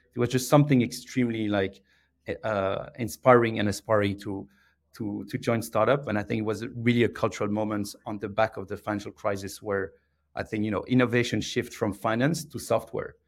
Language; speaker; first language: English; non-native, fluent; French